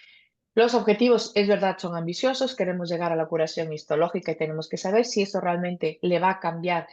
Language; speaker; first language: Spanish; native; Spanish